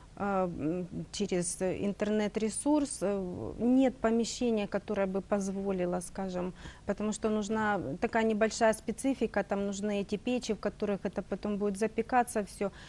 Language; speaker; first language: Russian; native; Russian